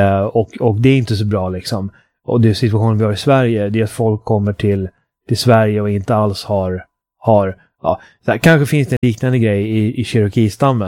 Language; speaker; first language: Swedish; native; Swedish